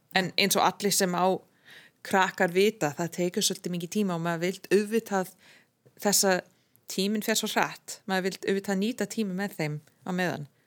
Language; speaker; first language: Icelandic; non-native, fluent; English